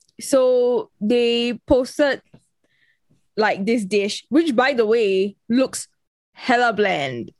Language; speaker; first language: English; native; English